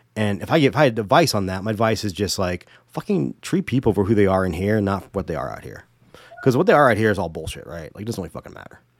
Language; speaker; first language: English; native; English